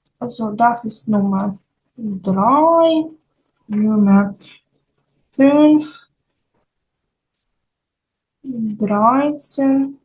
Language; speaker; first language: German; non-native, learner; Ukrainian